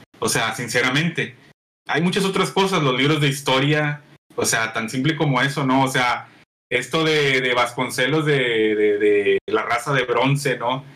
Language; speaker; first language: Spanish; native; Spanish